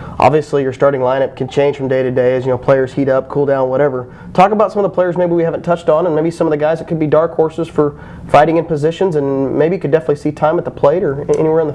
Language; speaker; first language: English; native; English